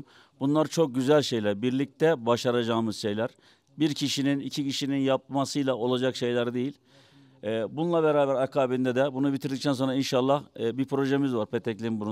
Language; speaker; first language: Turkish; native; Turkish